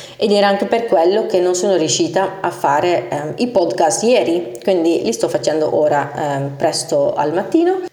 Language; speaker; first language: Italian; non-native, fluent; English